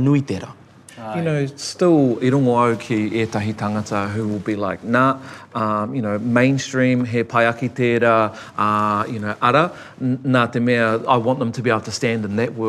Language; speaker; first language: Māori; non-native, local second language; English